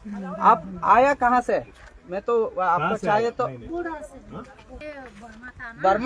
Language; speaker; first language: Hindi; non-native, local second language; Kannada